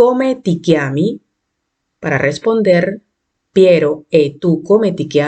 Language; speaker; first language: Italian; non-native, fluent; Spanish